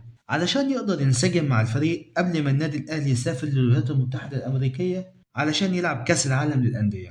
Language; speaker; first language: Arabic; native; Arabic